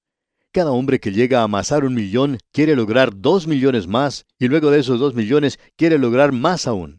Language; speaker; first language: Spanish; native; Spanish